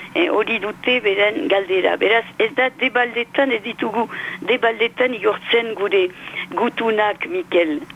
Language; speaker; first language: Basque; native; Basque